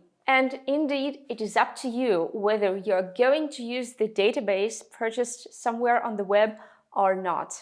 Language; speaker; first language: English; non-native, fluent; Russian